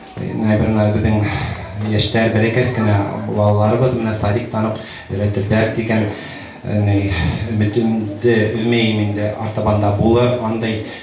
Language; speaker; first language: Tatar; non-native, local second language; Bashkir